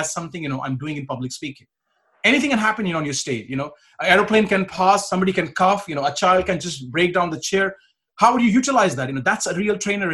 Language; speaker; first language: English; non-native, local second language; Punjabi